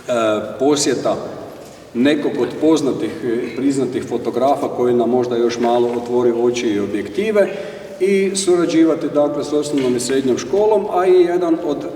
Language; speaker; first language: Croatian; native; Croatian